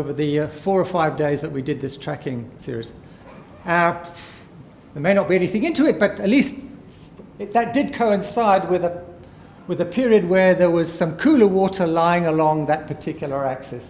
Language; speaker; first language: English; native; English